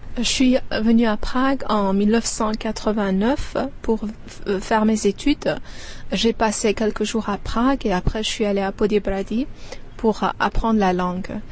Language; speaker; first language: French; non-native, fluent; Persian